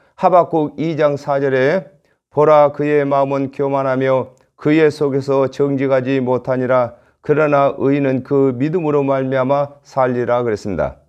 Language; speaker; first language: Korean; native; Korean